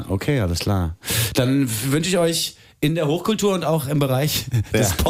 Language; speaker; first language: German; native; German